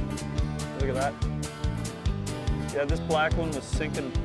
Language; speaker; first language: English; native; English